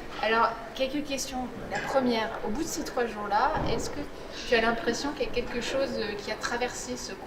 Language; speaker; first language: French; native; French